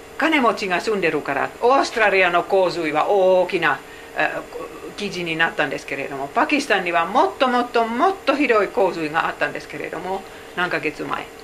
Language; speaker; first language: Japanese; non-native, fluent; Finnish